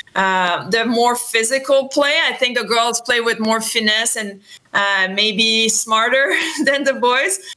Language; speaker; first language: English; non-native, fluent; French